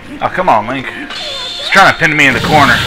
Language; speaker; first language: English; native; English